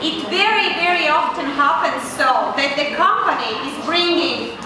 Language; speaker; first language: English; non-native, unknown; Latvian